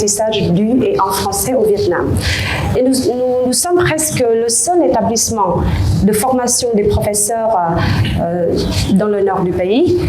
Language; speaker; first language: French; non-native, fluent; Vietnamese